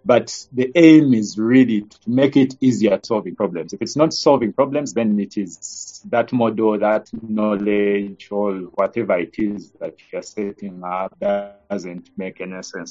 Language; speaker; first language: English; non-native, local second language; Ganda